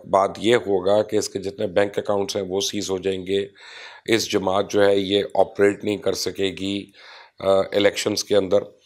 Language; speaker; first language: Urdu; non-native, local second language; Punjabi